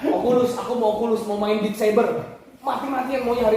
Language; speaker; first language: Indonesian; native; Indonesian